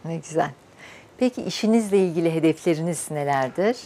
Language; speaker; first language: Turkish; native; Turkish